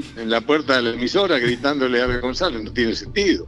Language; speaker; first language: Spanish; native; Spanish